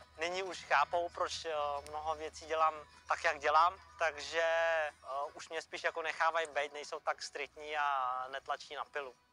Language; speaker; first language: Czech; early bilingual, other home language; Vietnamese